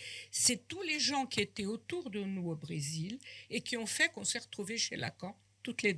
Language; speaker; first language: French; non-native, fluent; Portuguese